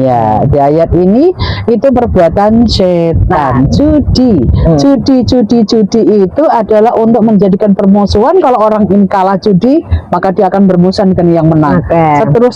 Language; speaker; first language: Indonesian; native; Indonesian